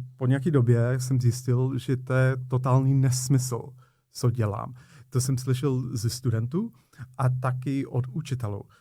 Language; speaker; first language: Czech; non-native, fluent; English